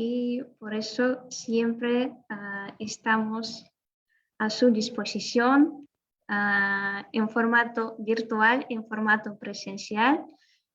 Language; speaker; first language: Spanish; non-native, fluent; Russian